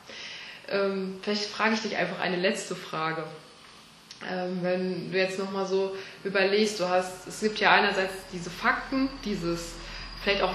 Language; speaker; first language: German; native; German